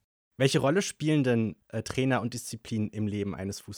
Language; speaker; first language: German; native; German